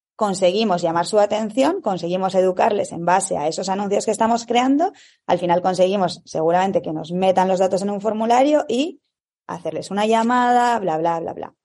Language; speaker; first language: Spanish; native; Spanish